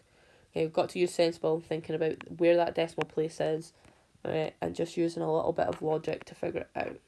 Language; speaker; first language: English; native; English